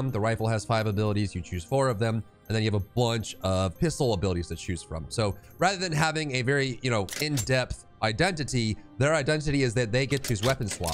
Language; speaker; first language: English; native; English